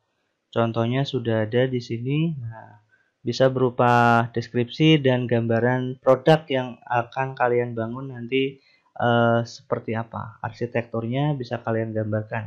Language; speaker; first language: Indonesian; native; Indonesian